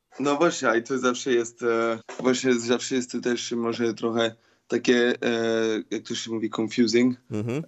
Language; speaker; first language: Polish; early bilingual, heritage; Polish